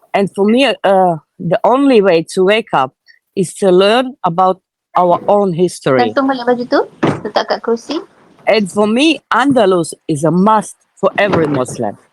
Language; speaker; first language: English; non-native, fluent; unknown